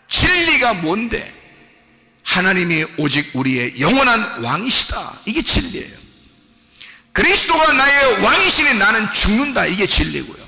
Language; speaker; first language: Korean; native; Korean